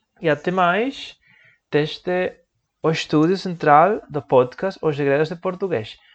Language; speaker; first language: Portuguese; non-native, learner; Spanish